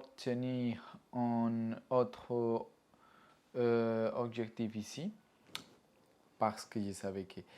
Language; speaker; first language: French; non-native, learner; Spanish